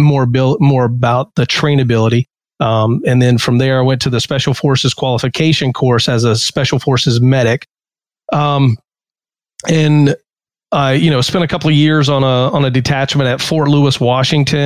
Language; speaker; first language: English; native; English